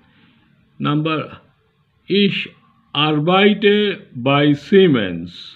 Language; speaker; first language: German; non-native, learner; Bangla